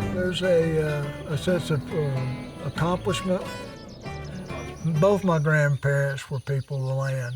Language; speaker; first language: English; native; English